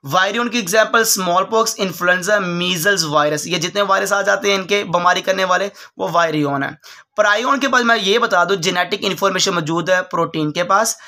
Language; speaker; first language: Urdu; non-native, local second language; Punjabi